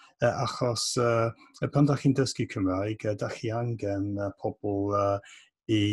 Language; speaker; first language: Welsh; non-native, fluent; English